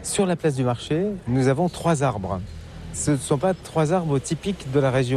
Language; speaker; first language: French; native; French